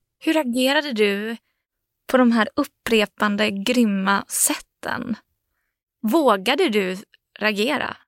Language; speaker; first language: Swedish; native; Swedish